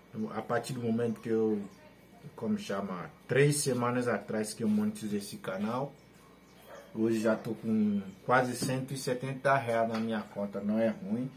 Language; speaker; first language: Portuguese; non-native, learner; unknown